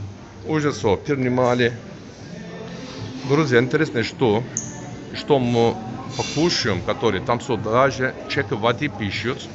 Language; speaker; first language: Russian; non-native, learner; Turkish